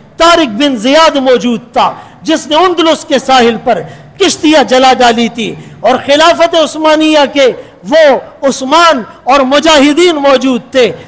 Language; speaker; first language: Urdu; non-native, local second language; Pashto